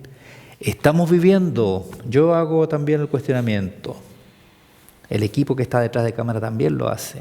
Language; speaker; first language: Spanish; native; Spanish